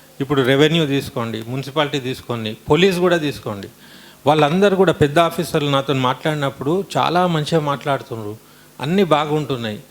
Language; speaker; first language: Telugu; native; Telugu